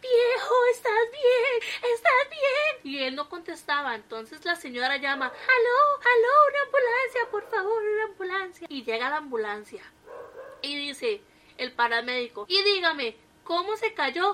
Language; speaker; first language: Spanish; native; Spanish